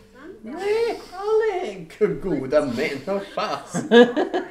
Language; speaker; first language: Swedish; native; Swedish